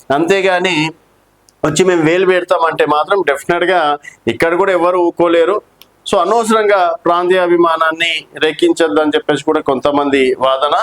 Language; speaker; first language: Telugu; native; Telugu